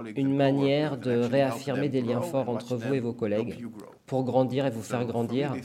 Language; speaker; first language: French; non-native, fluent; Hebrew